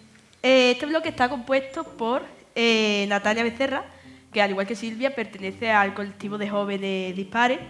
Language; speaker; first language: Spanish; native; Spanish